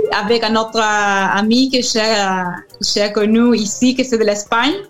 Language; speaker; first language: French; non-native, learner; Spanish